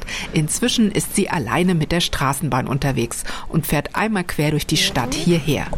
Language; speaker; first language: German; native; German